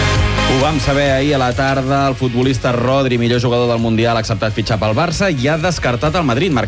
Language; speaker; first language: Catalan; native; Catalan